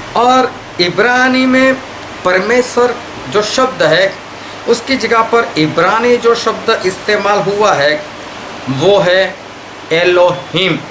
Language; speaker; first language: Hindi; non-native, local second language; Gujarati